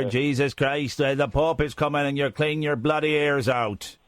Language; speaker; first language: English; native; English